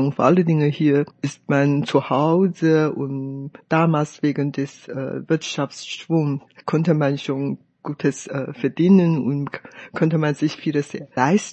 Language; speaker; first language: German; non-native, fluent; Chinese